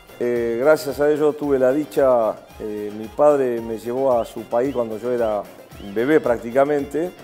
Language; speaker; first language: Spanish; early bilingual, other home language; Arabic